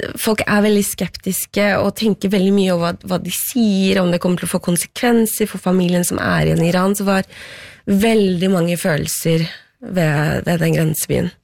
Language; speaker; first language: Norwegian; early bilingual, other home language; Persian